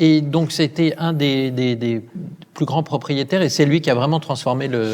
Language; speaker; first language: French; native; French